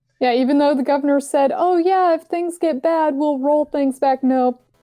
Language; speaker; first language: English; native; English